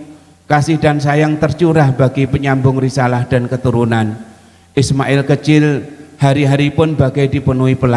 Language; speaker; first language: Indonesian; native; Indonesian